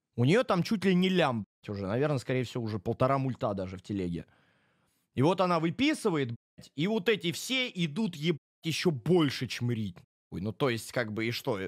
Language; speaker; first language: Russian; native; Russian